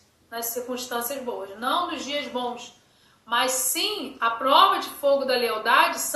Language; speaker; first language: Portuguese; native; Portuguese